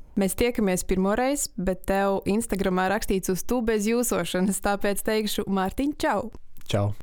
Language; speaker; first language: Latvian; native; Latvian